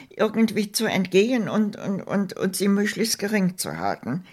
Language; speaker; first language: German; native; German